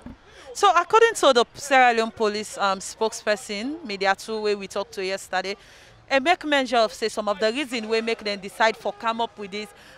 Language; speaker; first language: English; non-native, local second language; Krio